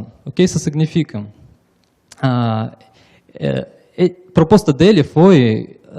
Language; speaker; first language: Portuguese; non-native, learner; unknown